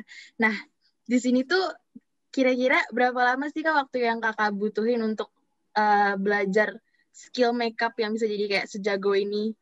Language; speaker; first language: Indonesian; native; Indonesian